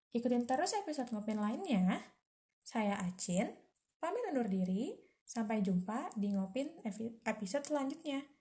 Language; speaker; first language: Indonesian; native; Indonesian